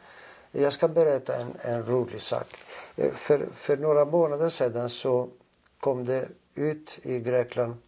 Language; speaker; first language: Swedish; non-native, fluent; Greek